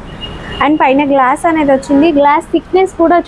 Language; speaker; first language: Telugu; native; Telugu